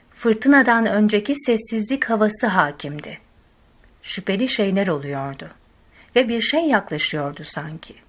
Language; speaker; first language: Turkish; non-native, fluent; Arabic